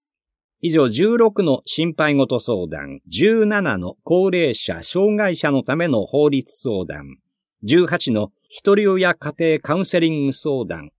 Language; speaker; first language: Japanese; native; Japanese